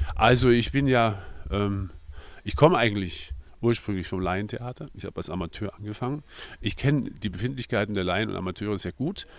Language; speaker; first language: German; native; German